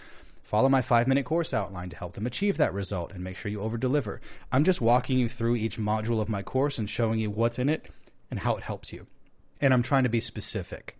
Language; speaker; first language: English; native; English